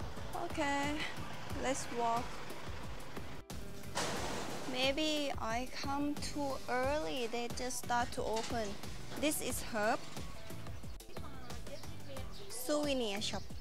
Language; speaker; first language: English; non-native, learner; Thai